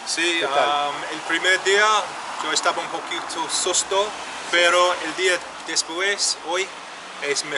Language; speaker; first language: Spanish; non-native, learner; English